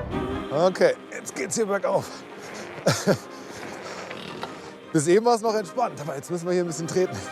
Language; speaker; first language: German; native; German